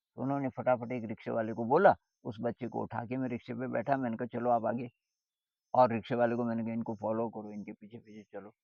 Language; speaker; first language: Hindi; native; Hindi